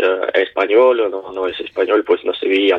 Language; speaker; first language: Spanish; non-native, learner; Ukrainian